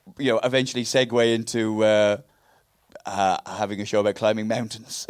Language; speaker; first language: English; native; English